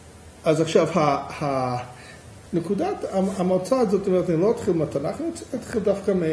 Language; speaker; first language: Hebrew; non-native, fluent; English